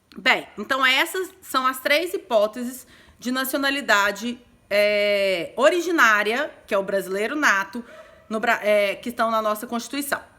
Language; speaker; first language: Portuguese; native; Portuguese